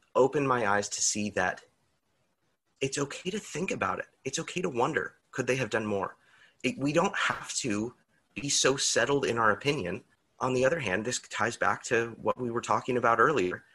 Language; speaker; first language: English; native; English